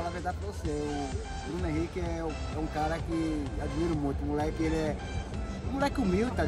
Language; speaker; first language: Portuguese; native; Portuguese